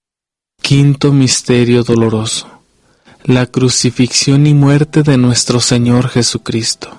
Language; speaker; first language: Spanish; native; Spanish